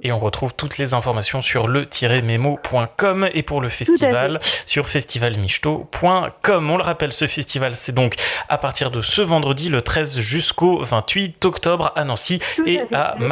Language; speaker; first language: French; native; French